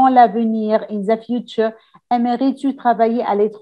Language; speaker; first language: French; non-native, fluent; Arabic